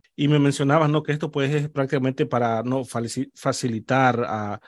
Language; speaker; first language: Spanish; native; Spanish